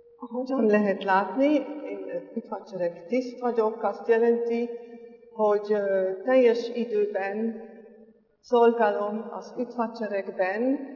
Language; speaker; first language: Hungarian; non-native, learner; German